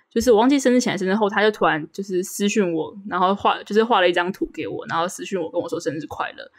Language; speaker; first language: Chinese; native; Chinese